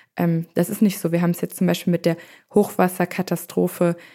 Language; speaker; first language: German; native; German